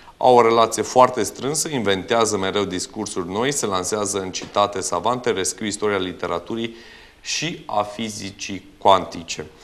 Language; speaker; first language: Romanian; native; Romanian